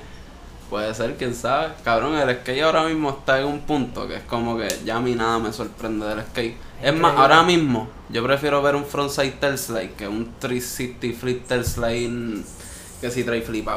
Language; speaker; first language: Spanish; native; Spanish